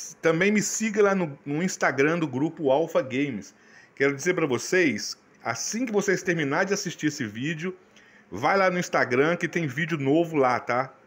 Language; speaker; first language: Portuguese; native; Portuguese